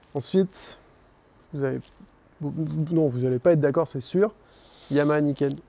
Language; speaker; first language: French; native; French